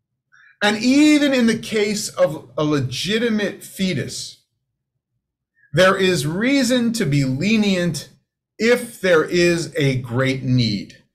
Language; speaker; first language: English; native; English